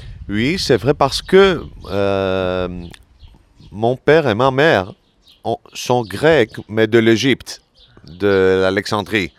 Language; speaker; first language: French; non-native, learner; Greek